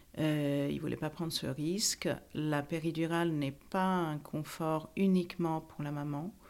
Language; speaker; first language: French; non-native, fluent; Italian